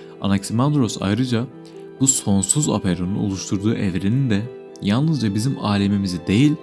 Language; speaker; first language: Turkish; native; Turkish